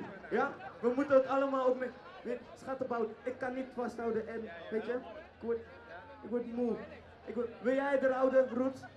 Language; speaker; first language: Dutch; native; Dutch